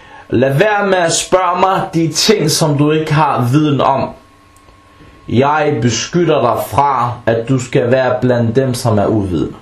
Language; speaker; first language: Danish; non-native, fluent; Arabic